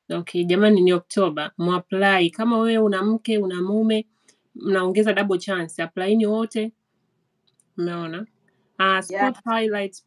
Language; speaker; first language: Swahili; native; Swahili